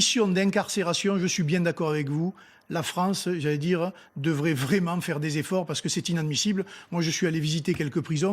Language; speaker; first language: French; native; French